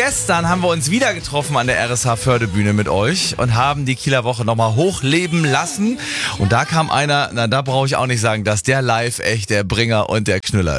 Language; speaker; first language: German; native; German